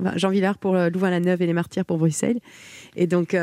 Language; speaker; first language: French; native; French